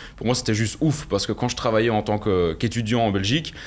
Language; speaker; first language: French; native; French